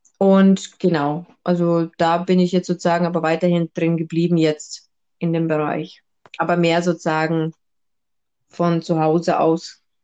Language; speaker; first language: German; early bilingual, other home language; Russian